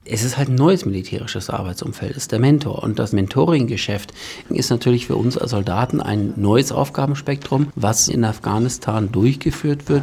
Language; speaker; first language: German; native; German